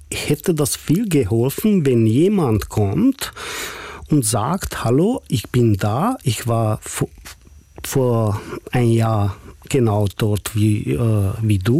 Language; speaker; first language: German; non-native, fluent; Hungarian